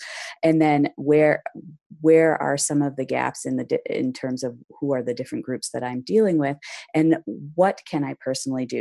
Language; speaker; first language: English; native; English